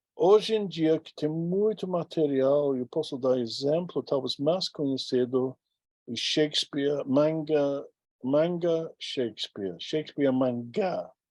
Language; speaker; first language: Portuguese; non-native, fluent; English